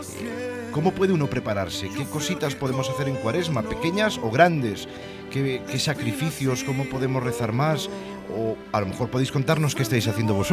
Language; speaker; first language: Spanish; native; Spanish